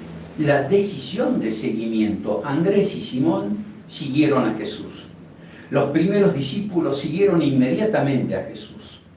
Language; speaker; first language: Spanish; native; Spanish